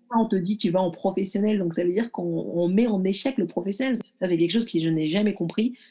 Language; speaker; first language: French; early bilingual, other home language; Arabic